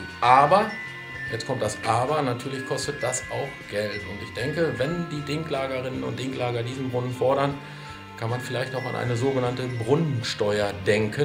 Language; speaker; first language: German; native; German